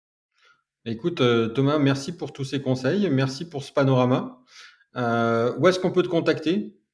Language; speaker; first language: French; native; French